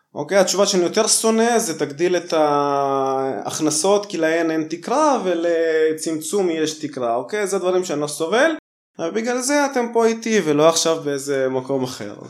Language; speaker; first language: Hebrew; early bilingual, other home language; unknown